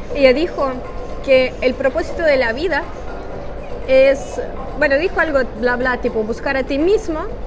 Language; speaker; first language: Spanish; non-native, fluent; Russian